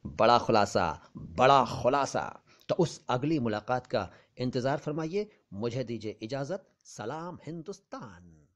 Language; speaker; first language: Urdu; native; Urdu